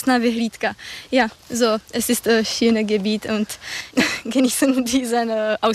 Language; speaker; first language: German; non-native, learner; Czech